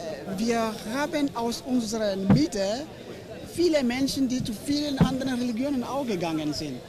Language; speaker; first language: German; non-native, fluent; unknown